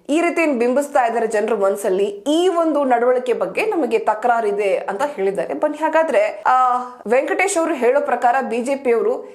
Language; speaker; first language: Kannada; native; Kannada